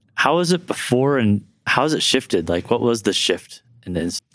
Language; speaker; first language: English; native; English